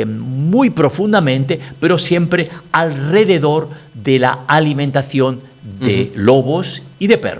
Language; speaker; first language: Spanish; native; Spanish